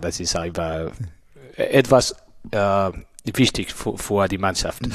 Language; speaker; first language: German; non-native, learner; Spanish